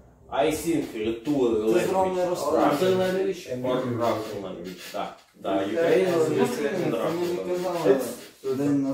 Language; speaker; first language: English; non-native, learner; Russian